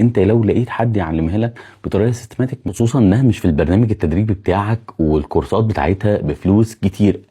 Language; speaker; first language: Arabic; native; Arabic